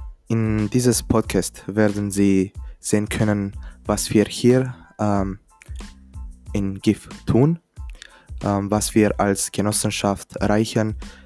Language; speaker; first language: German; non-native, learner; Romanian